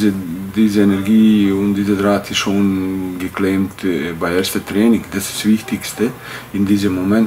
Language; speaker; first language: German; non-native, fluent; Bosnian